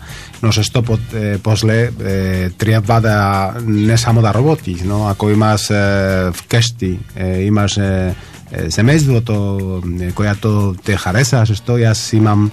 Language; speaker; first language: Bulgarian; non-native, learner; Spanish